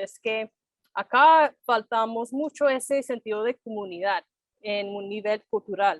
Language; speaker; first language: Spanish; non-native, fluent; English